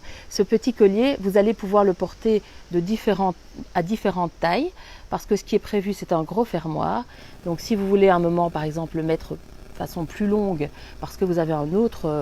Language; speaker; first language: French; native; French